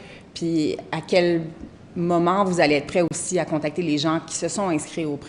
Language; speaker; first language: French; native; French